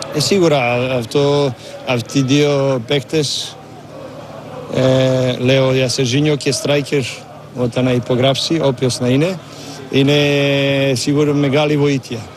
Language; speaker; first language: Greek; non-native, learner; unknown